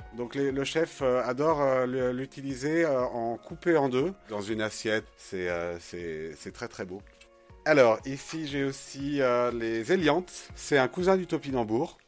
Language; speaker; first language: French; native; French